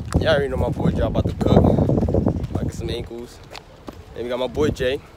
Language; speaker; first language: English; native; English